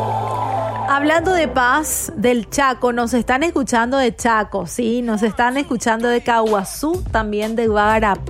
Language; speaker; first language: Spanish; native; Spanish